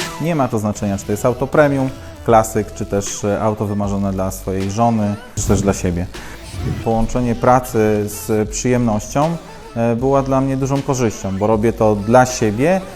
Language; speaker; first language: Polish; native; Polish